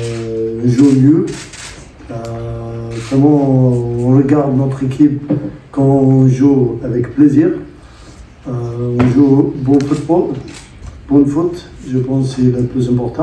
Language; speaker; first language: French; non-native, learner; Arabic